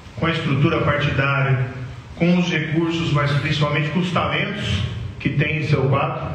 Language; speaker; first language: Portuguese; native; Portuguese